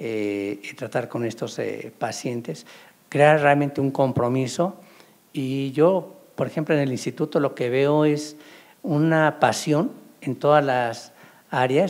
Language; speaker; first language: Spanish; native; Spanish